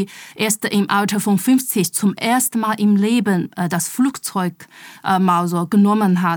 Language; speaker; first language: German; non-native, fluent; Chinese